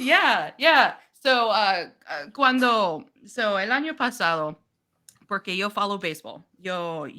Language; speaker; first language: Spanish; non-native, learner; English